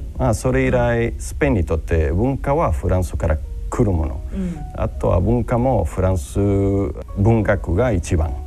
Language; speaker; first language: Japanese; non-native, fluent; Spanish